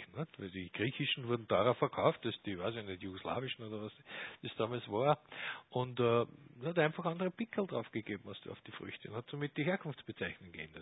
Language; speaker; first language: German; native; German